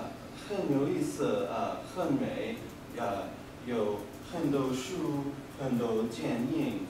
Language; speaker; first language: Chinese; non-native, learner; English